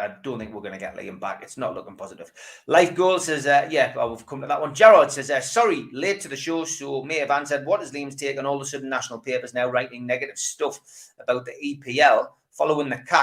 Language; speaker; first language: English; native; English